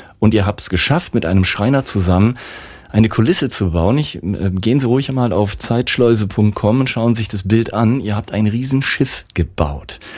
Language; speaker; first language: German; native; German